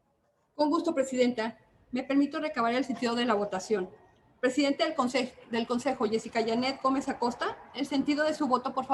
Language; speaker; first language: Spanish; native; Spanish